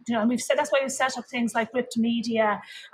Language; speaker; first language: English; native; English